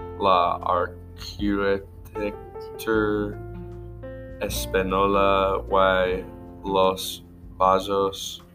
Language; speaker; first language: Spanish; non-native, learner; English